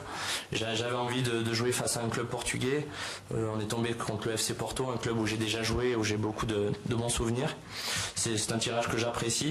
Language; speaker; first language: French; native; French